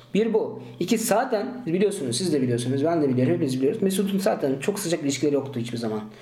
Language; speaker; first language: Turkish; early bilingual, heritage; Turkish